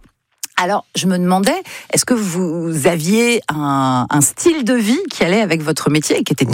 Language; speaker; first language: French; native; French